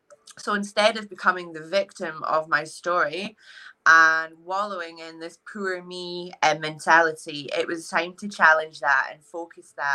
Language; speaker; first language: English; native; English